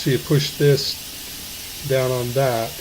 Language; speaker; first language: English; native; English